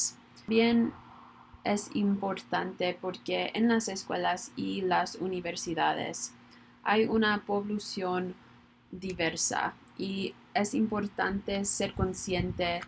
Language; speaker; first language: Spanish; non-native, learner; English